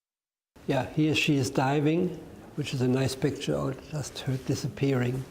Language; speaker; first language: English; non-native, fluent; German